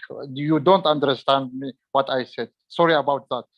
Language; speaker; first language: English; non-native, learner; Arabic